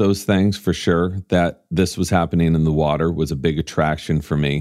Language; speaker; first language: English; native; English